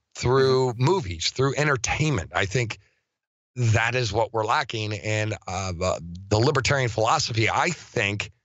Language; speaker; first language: English; native; English